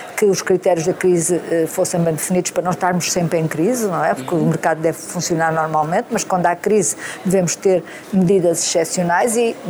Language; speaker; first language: Portuguese; native; Portuguese